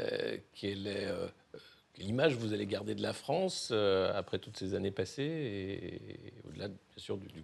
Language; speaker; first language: French; native; French